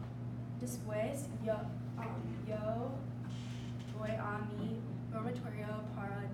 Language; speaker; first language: Spanish; non-native, learner; English